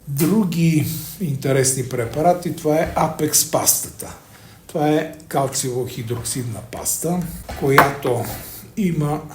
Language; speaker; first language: Bulgarian; native; Bulgarian